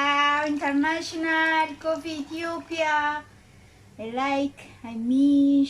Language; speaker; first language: English; non-native, learner; Amharic